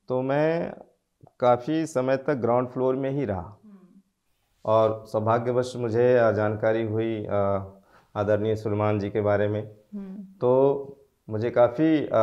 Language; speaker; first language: Hindi; native; Hindi